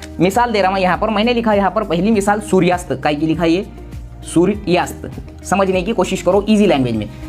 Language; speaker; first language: Hindi; non-native, local second language; Urdu